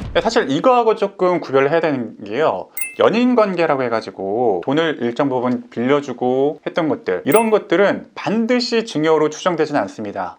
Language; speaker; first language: Korean; native; Korean